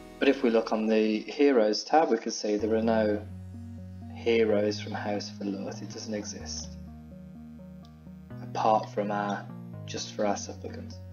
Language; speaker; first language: English; native; English